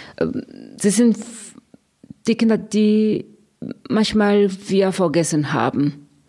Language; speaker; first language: German; non-native, fluent; Rundi